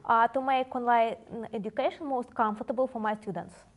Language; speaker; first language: English; non-native, fluent; Russian